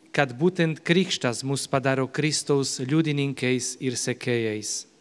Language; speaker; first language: Lithuanian; non-native, fluent; Slovak